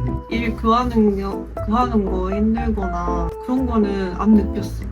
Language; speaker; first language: Korean; non-native, fluent; Japanese